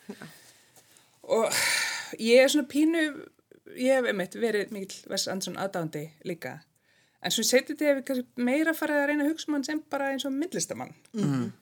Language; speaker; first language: Icelandic; non-native, fluent; English